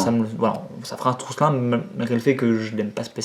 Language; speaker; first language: French; native; French